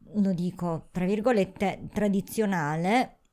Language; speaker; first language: Italian; native; Italian